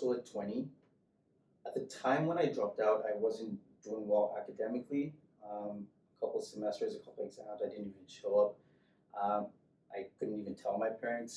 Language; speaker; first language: English; non-native, local second language; Yoruba